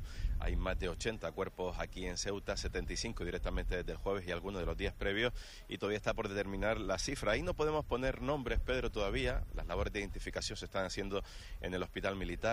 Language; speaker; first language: Spanish; native; Spanish